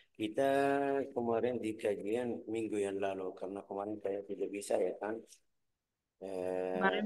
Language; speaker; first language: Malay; non-native, fluent; Arabic